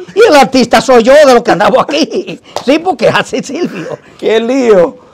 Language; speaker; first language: Spanish; native; Spanish